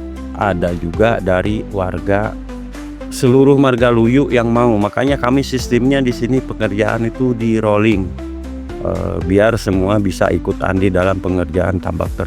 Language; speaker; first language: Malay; non-native, local second language; Sundanese